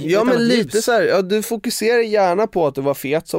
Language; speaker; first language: Swedish; native; Swedish